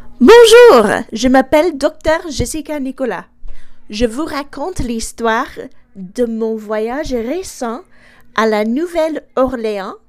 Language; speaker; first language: French; non-native, fluent; English